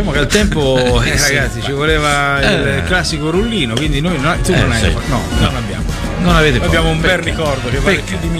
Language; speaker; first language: Italian; native; Italian